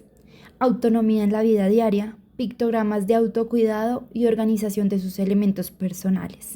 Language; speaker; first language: Spanish; native; Spanish